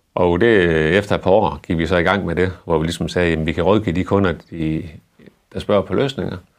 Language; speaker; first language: Danish; native; Danish